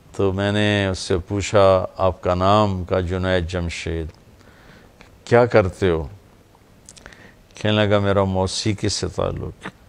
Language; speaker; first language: Urdu; non-native, local second language; Punjabi